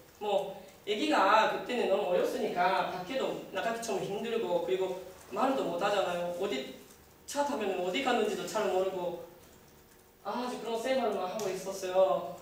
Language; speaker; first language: Korean; non-native, learner; Japanese